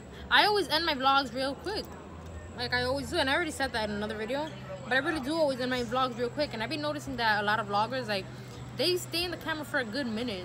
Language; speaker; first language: English; early bilingual, other home language; Spanish